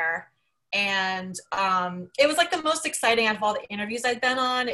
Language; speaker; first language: English; native; English